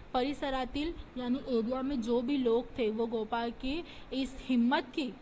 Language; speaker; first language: Hindi; non-native, local second language; Marathi